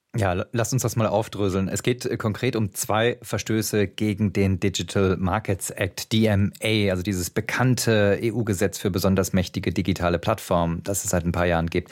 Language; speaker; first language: German; native; German